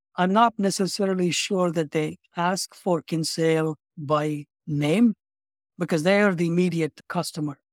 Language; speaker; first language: English; non-native, local second language; Tamil